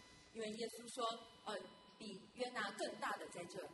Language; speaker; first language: Chinese; native; Chinese